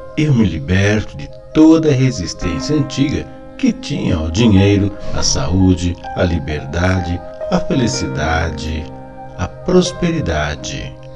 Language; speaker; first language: Portuguese; native; Portuguese